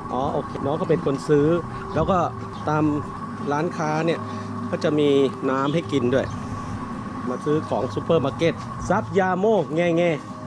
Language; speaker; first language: Thai; native; Thai